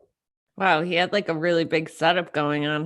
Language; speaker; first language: English; native; English